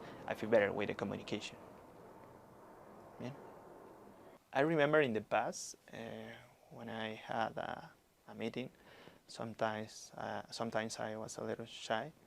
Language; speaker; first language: English; non-native, learner; Spanish